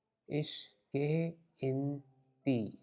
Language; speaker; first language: German; non-native, learner; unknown